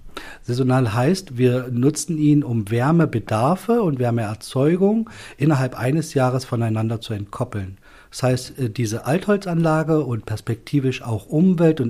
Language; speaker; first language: German; native; German